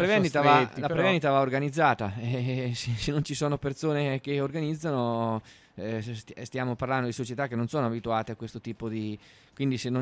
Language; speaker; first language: Italian; native; Italian